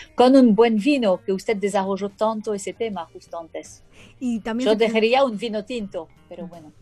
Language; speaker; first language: Spanish; non-native, fluent; French